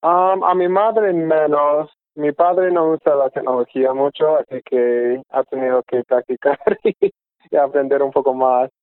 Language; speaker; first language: Spanish; non-native, fluent; English